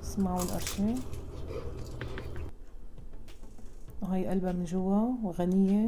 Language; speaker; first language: Arabic; native; Arabic